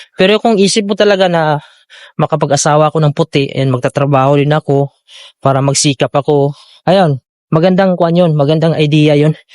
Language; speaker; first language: Filipino; native; Filipino